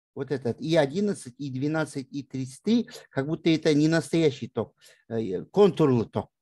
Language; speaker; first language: Russian; non-native, local second language; Kazakh